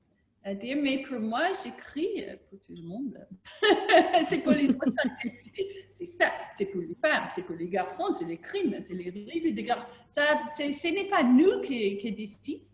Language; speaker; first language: French; non-native, learner; English